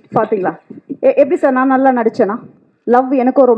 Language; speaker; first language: Tamil; native; Tamil